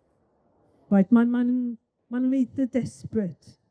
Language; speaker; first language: Welsh; non-native, local second language; English